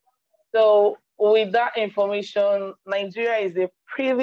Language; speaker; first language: English; non-native, local second language; Igbo